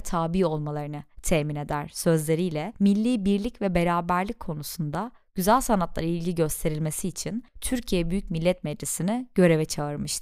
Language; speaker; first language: Turkish; native; Turkish